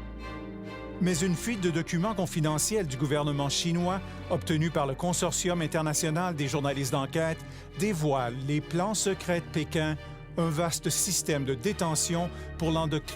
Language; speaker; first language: French; native; French